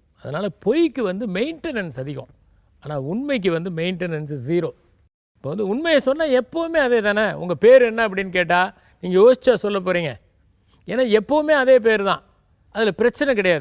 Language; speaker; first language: Tamil; native; Tamil